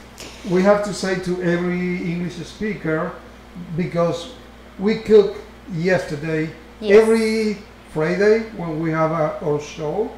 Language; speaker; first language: English; non-native, learner; Spanish